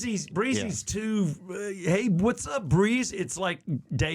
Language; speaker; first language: English; native; English